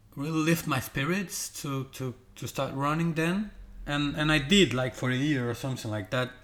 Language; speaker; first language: English; non-native, fluent; Portuguese